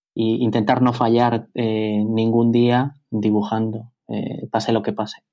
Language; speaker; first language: Spanish; native; Spanish